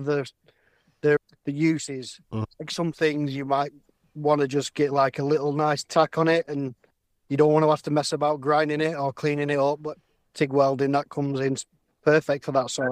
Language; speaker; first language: English; native; English